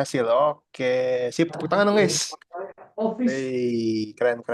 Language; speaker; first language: Indonesian; native; Indonesian